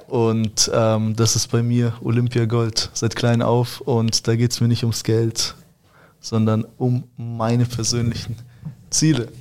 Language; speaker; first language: German; early bilingual, other home language; Russian